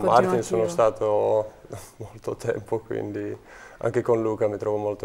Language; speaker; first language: Italian; non-native, fluent; Czech